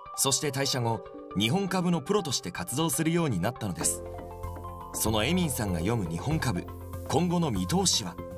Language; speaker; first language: Japanese; native; Japanese